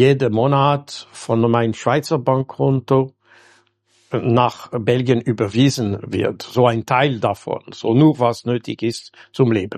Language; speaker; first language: German; non-native, local second language; French